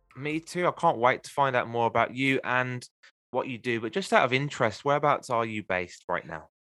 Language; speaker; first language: English; native; English